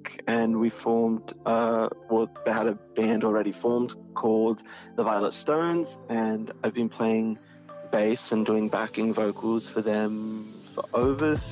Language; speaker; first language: English; native; English